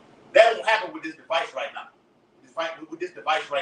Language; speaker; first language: English; native; English